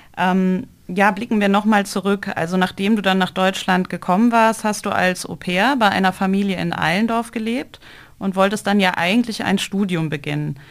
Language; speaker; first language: German; native; German